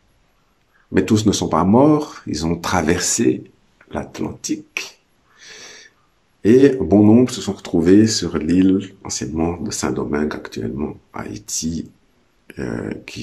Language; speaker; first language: French; native; French